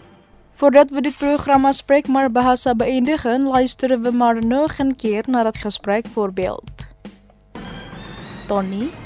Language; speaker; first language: Dutch; non-native, learner; Indonesian